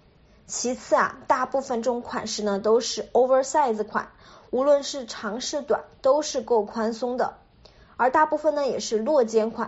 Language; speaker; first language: Chinese; native; Chinese